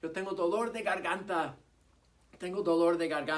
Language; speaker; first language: Spanish; non-native, fluent; English